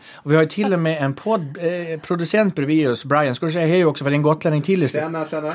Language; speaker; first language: Swedish; native; Swedish